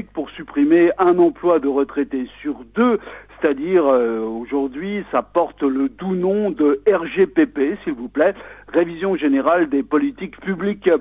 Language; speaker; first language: French; native; French